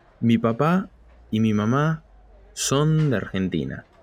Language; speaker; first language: Spanish; early bilingual, heritage; Spanish